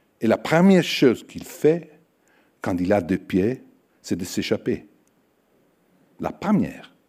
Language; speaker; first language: French; non-native, fluent; Italian